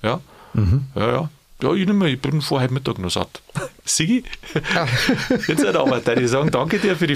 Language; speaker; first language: German; native; German